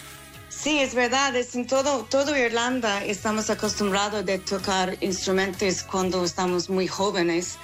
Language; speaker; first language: Spanish; non-native, fluent; English